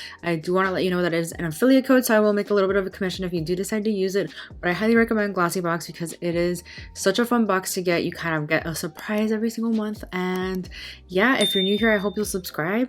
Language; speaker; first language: English; native; English